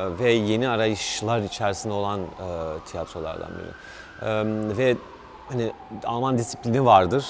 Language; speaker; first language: Turkish; early bilingual, heritage; Turkish